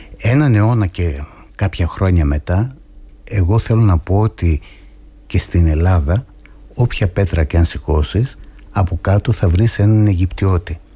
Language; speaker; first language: Greek; native; Greek